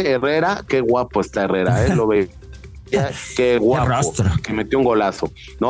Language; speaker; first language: Spanish; native; Spanish